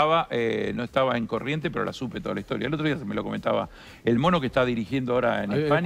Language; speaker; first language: Spanish; native; Spanish